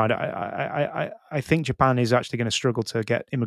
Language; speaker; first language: English; native; English